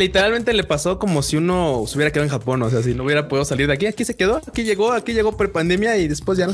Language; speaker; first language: Spanish; native; Spanish